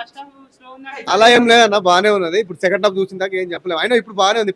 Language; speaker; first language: Telugu; native; Telugu